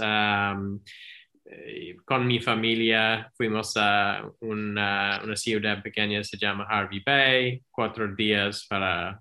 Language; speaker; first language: Spanish; non-native, learner; English